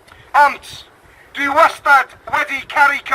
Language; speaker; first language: Welsh; non-native, learner; English